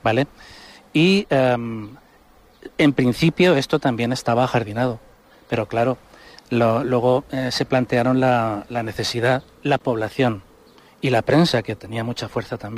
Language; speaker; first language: Spanish; native; Spanish